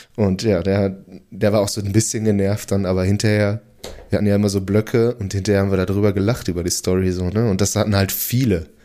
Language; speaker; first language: German; early bilingual, other home language; Portuguese